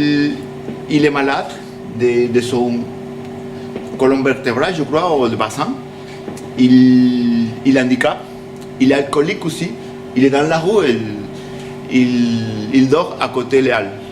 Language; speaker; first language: French; non-native, learner; Spanish